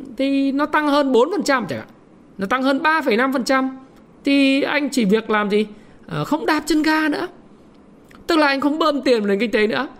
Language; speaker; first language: Vietnamese; native; Vietnamese